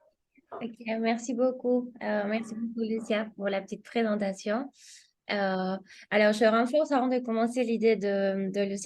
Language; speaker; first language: French; non-native, fluent; Spanish